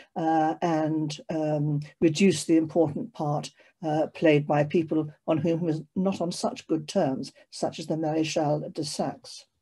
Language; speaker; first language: English; native; English